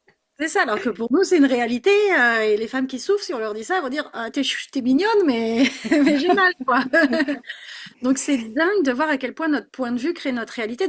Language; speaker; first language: French; native; French